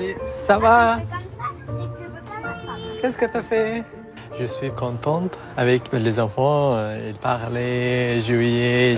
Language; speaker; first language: French; non-native, learner; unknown